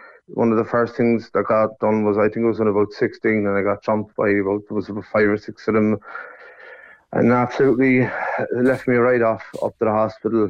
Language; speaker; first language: English; native; English